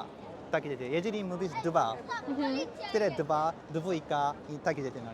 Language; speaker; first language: Polish; non-native, learner; Japanese